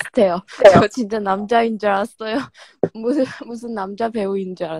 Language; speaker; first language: Korean; non-native, fluent; Chinese